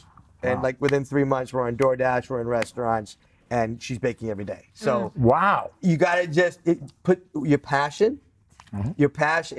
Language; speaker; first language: English; native; English